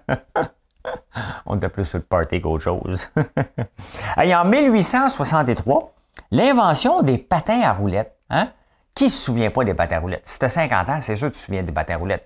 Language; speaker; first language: French; native; French